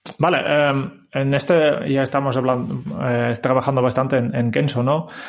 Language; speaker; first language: Spanish; non-native, fluent; Dutch